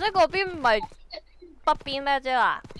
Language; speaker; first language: Chinese; native; Chinese